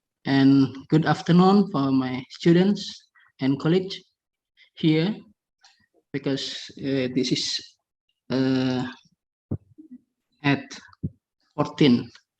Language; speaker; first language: English; non-native, fluent; Indonesian